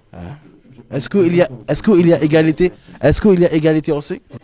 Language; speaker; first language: French; non-native, learner; Arabic